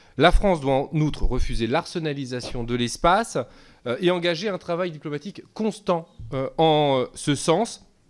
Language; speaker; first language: French; native; French